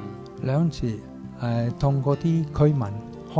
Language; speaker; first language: Cantonese; non-native, fluent; Italian